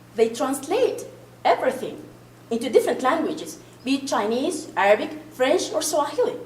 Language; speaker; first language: English; non-native, fluent; Arabic